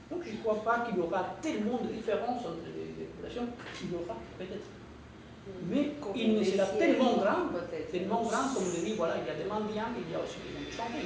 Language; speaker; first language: French; non-native, fluent; Spanish